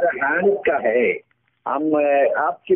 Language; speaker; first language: Hindi; non-native, local second language; Malayalam